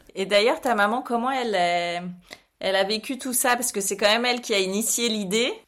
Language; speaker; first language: French; native; French